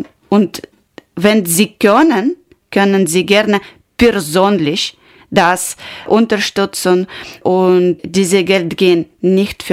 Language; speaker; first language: German; non-native, learner; Ukrainian